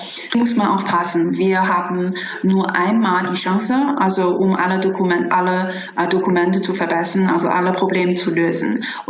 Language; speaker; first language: German; non-native, fluent; Chinese